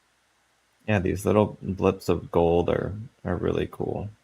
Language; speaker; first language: English; native; English